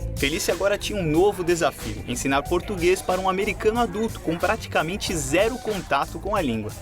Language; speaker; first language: Portuguese; native; Portuguese